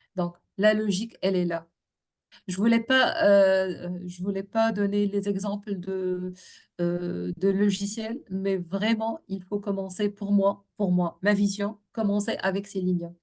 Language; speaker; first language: French; non-native, local second language; Arabic